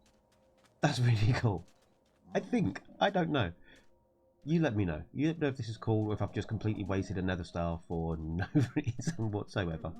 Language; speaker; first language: English; native; English